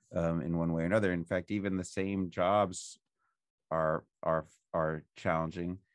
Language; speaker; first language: English; native; English